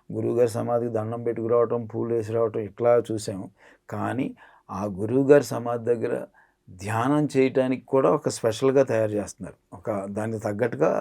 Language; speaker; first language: Telugu; native; Telugu